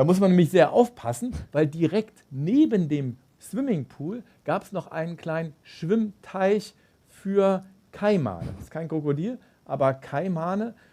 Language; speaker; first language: German; native; German